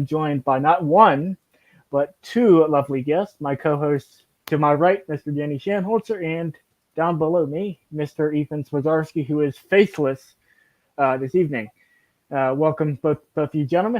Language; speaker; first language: English; native; English